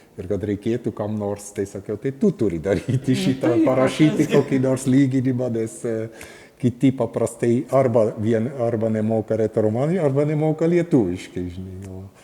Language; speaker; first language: Lithuanian; non-native, fluent; Swiss German